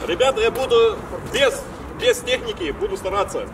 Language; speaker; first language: Russian; non-native, fluent; German